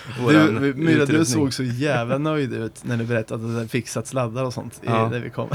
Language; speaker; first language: Swedish; native; Swedish